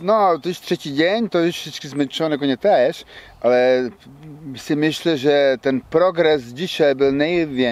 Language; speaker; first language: Polish; non-native, learner; Czech